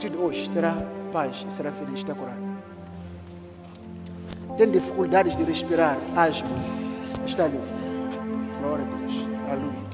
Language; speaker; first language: Portuguese; non-native, local second language; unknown